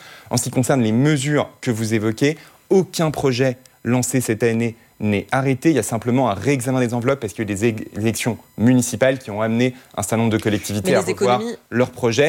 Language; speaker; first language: French; native; French